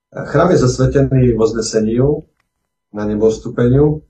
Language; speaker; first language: Slovak; native; Slovak